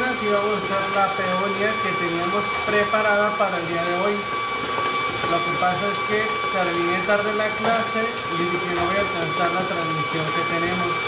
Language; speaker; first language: Spanish; native; Spanish